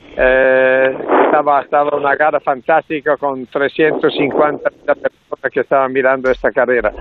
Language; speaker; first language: Spanish; non-native, learner; Italian